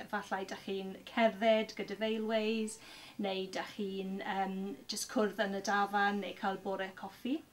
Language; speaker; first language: Welsh; non-native, local second language; English